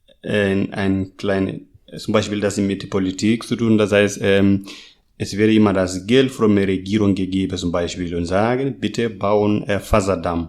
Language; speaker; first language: German; non-native, learner; Masai